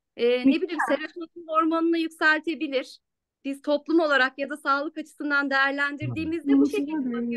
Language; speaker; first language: Turkish; native; Turkish